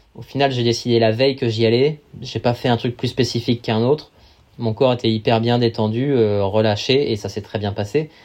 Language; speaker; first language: French; native; French